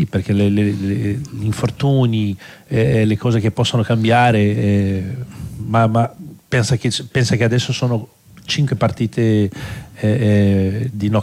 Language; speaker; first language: Italian; non-native, fluent; Portuguese